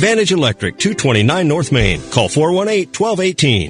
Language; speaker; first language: English; native; English